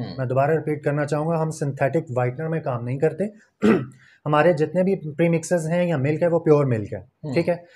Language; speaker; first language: Urdu; non-native, local second language; Punjabi